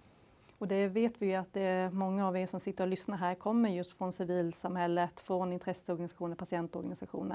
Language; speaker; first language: Swedish; native; Swedish